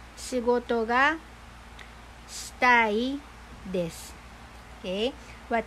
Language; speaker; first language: Japanese; non-native, fluent; Filipino